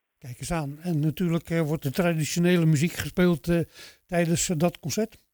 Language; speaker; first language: Dutch; native; Dutch